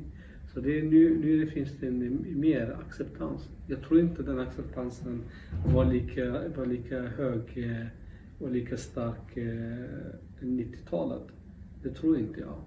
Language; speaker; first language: Swedish; non-native, local second language; Kurdish